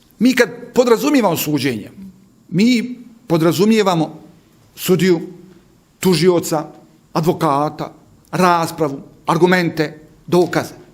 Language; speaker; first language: Bosnian; native; Bosnian